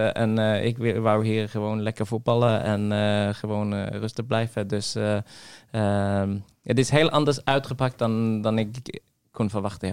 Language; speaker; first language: Dutch; non-native, fluent; Norwegian